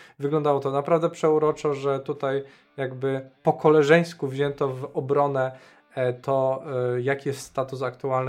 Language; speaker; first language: Polish; native; Polish